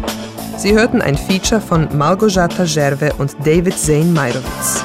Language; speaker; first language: German; native; German